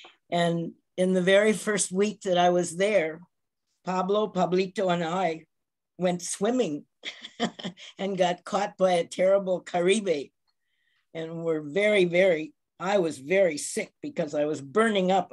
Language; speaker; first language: English; native; English